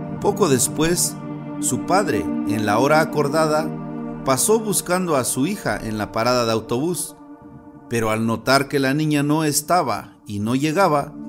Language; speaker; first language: Spanish; native; Spanish